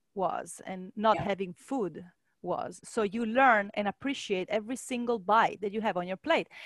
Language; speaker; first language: English; non-native, fluent; Italian